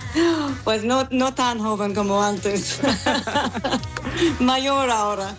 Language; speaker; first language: Spanish; non-native, learner; English